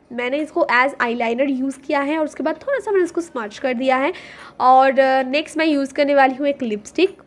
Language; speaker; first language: Hindi; non-native, local second language; Bangla